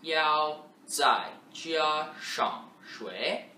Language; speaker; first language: Chinese; non-native, learner; English